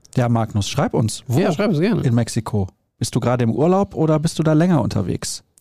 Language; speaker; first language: German; native; German